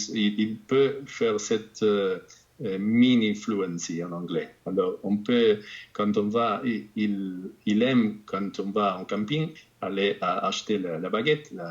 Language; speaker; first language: French; non-native, fluent; Spanish